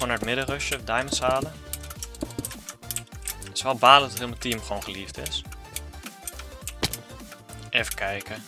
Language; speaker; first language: Dutch; native; Dutch